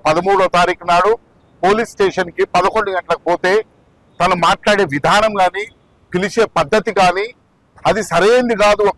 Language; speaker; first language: Telugu; native; Telugu